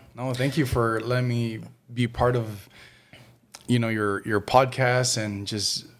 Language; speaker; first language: English; early bilingual, other home language; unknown